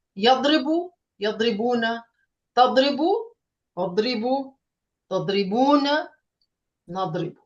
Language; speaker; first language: Arabic; non-native, fluent; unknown